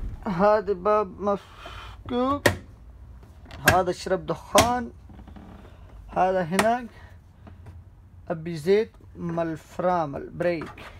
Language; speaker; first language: Arabic; non-native, learner; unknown